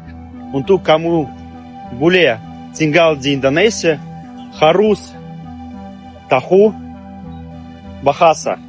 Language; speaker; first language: Indonesian; non-native, learner; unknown